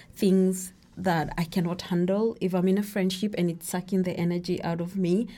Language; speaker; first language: English; non-native, local second language; Kikuyu